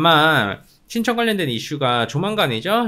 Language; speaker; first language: Korean; native; Korean